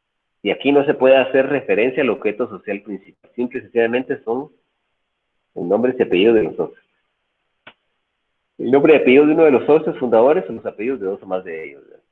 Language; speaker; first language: Spanish; native; Spanish